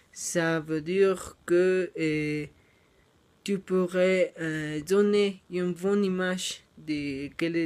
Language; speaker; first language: French; non-native, learner; Spanish